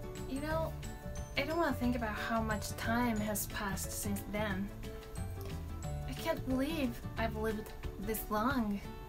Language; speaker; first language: English; non-native, fluent; Japanese